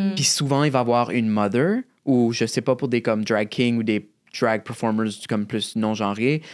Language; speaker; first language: French; native; French